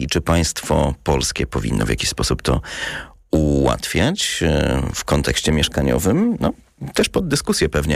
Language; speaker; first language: Polish; native; Polish